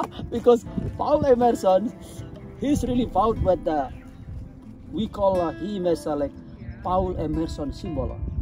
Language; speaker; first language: English; non-native, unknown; Indonesian